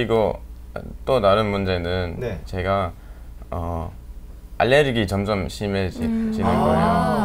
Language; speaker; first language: Korean; non-native, fluent; English